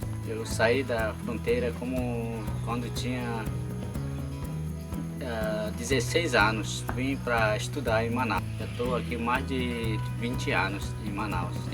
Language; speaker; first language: Portuguese; non-native, local second language; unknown